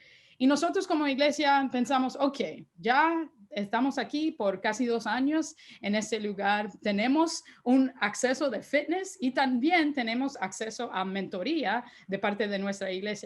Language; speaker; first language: Spanish; early bilingual, heritage; Spanish